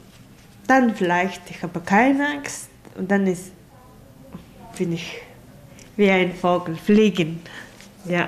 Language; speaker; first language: German; non-native, learner; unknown